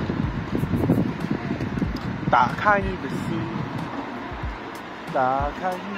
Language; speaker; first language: Chinese; non-native, fluent; English